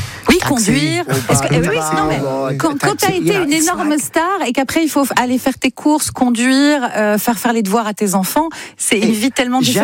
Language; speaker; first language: French; native; French